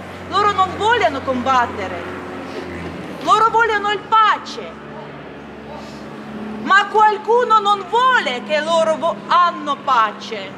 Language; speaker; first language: Italian; non-native, learner; Ukrainian